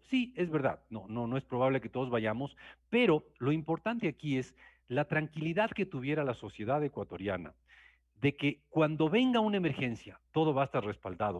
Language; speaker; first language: Spanish; native; Spanish